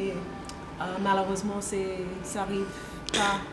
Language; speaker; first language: French; non-native, learner; English